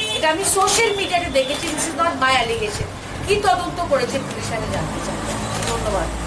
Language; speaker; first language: Bangla; native; Bangla